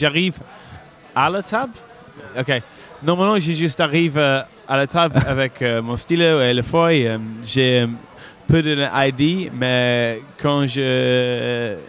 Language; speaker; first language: French; non-native, learner; English